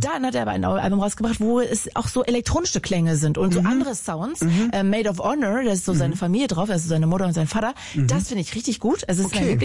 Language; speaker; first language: German; native; German